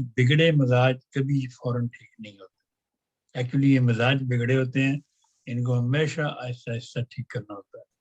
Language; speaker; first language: Urdu; non-native, local second language; Punjabi